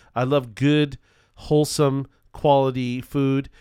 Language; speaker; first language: English; native; English